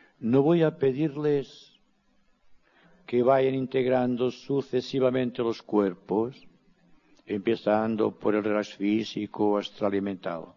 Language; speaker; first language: Spanish; non-native, local second language; Catalan